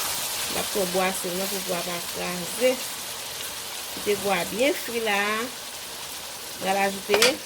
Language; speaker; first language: French; non-native, learner; Haitian Creole